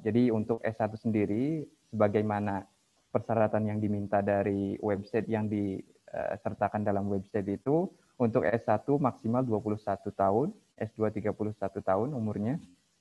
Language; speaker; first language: Indonesian; native; Indonesian